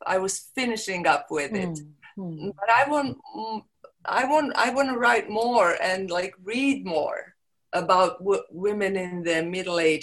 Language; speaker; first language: English; non-native, fluent; Serbian